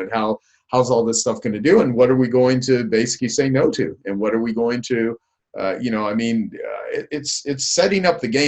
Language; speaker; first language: English; native; English